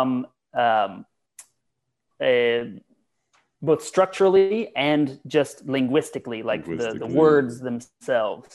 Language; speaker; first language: English; native; English